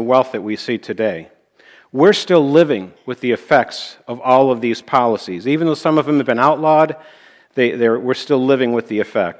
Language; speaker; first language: English; native; English